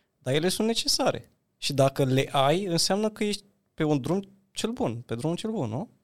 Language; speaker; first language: Romanian; native; Romanian